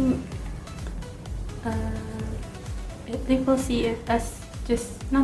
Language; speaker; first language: English; non-native, learner; Indonesian